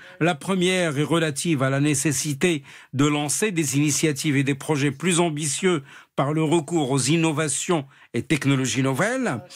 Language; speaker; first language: French; non-native, local second language; Arabic